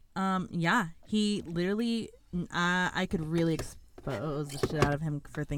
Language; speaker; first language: English; early bilingual, other home language; Spanish